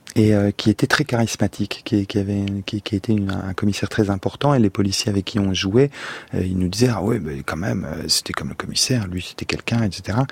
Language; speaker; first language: French; native; French